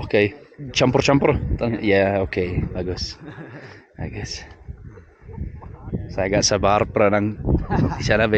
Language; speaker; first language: Indonesian; non-native, learner; English